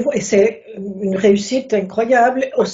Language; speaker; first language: French; non-native, fluent; Spanish